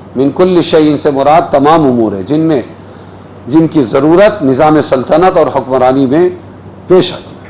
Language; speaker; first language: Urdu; native; Urdu